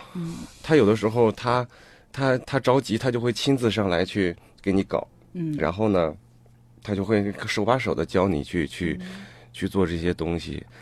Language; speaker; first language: Chinese; native; Chinese